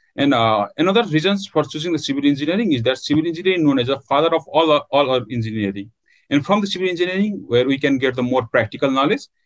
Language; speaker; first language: English; non-native, local second language; Nepali